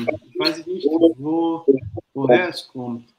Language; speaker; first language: German; non-native, fluent; Portuguese